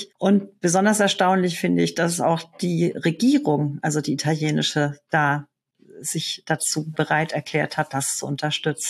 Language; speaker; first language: German; native; German